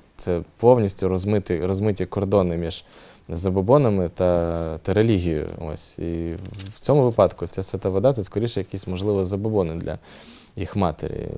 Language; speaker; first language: Ukrainian; native; Ukrainian